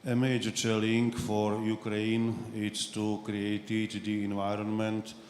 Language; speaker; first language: English; non-native, fluent; Slovak